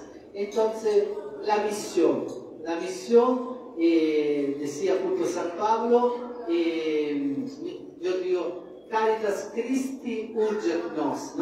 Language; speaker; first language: Spanish; non-native, fluent; Italian